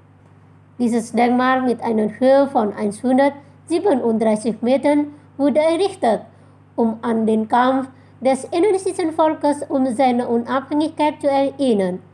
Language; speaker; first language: German; non-native, fluent; Indonesian